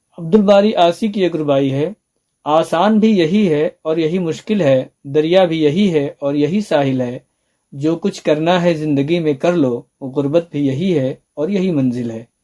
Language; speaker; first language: Urdu; native; Urdu